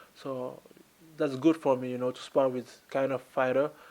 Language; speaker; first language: English; non-native, learner; French